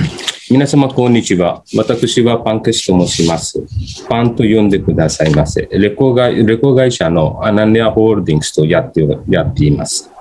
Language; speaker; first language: Japanese; non-native, fluent; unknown